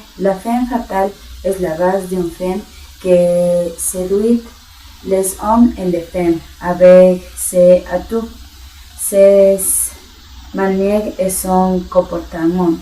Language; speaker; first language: French; non-native, learner; Spanish